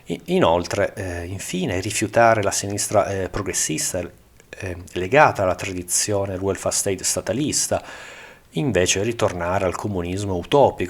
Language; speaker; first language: Italian; native; Italian